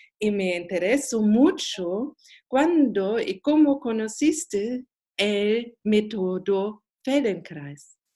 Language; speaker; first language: Spanish; non-native, learner; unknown